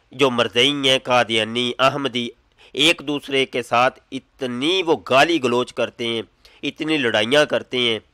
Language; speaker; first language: Urdu; non-native, local second language; Punjabi